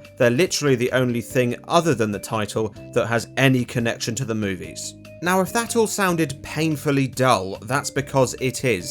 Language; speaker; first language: English; native; English